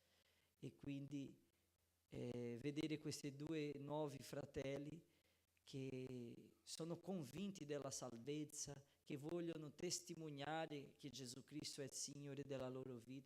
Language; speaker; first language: Italian; non-native, fluent; Portuguese